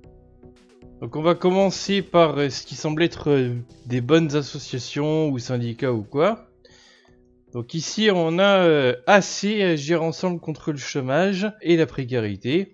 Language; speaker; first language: French; native; French